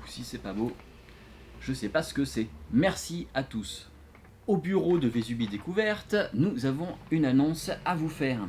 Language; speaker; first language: French; native; French